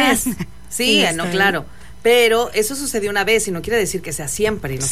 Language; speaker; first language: Spanish; native; Spanish